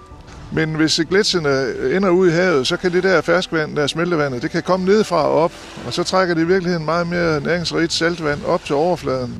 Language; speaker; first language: Danish; native; Danish